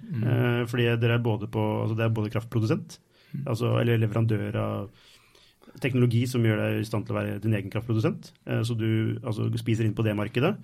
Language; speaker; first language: Norwegian; native; Norwegian